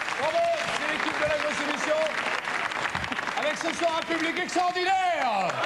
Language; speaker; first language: French; native; French